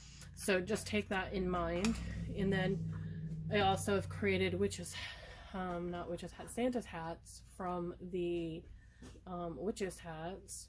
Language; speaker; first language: English; native; English